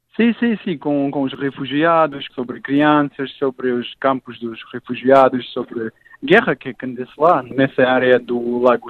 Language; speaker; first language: Portuguese; non-native, fluent; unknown